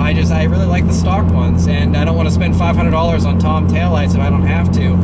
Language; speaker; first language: English; native; English